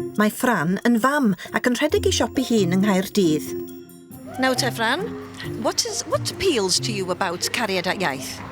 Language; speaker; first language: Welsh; native; Welsh